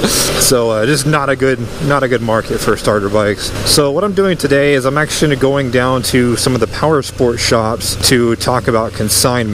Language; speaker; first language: English; native; English